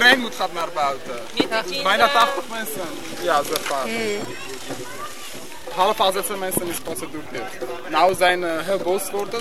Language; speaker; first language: Dutch; non-native, learner; Armenian